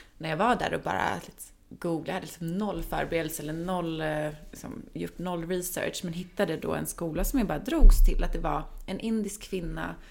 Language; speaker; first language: Swedish; native; Swedish